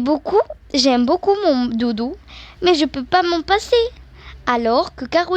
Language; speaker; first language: French; non-native, local second language; Arabic